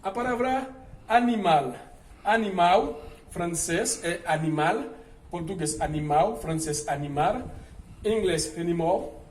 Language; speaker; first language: Portuguese; non-native, fluent; Haitian Creole